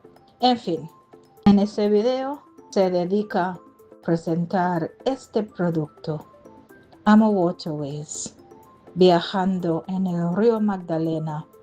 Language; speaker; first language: Spanish; non-native, fluent; English